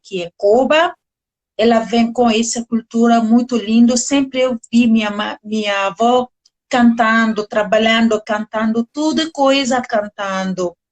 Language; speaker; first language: Portuguese; non-native, learner; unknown